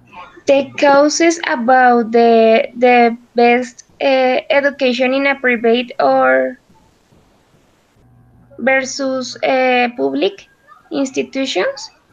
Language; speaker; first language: English; non-native, learner; Spanish